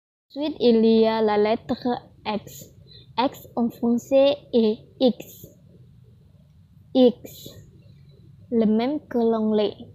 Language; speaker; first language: French; non-native, learner; Indonesian